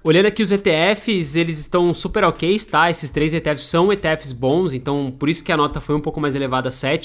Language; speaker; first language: Portuguese; native; Portuguese